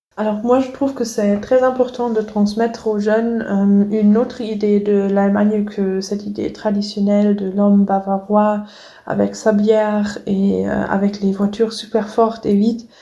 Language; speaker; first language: French; non-native, fluent; German